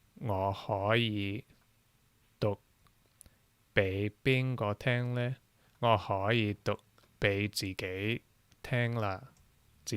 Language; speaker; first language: Cantonese; non-native, learner; English